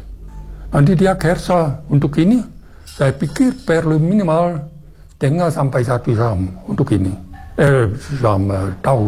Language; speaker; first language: Indonesian; non-native, fluent; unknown